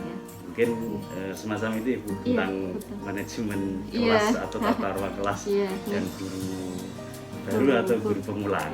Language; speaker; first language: Indonesian; native; Indonesian